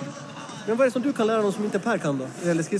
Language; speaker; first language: Swedish; native; Swedish